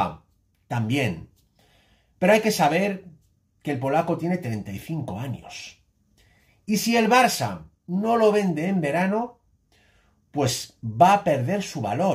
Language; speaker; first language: Spanish; native; Spanish